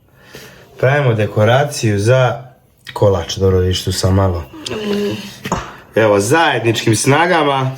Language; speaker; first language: Croatian; native; Croatian